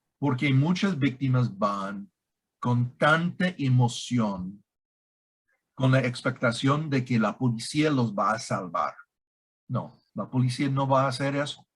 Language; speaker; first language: Spanish; non-native, learner; English